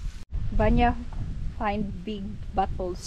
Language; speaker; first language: English; non-native, local second language; Cebuano